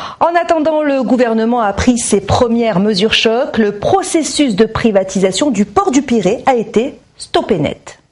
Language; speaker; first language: French; native; French